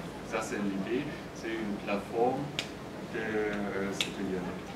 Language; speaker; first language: French; non-native, fluent; German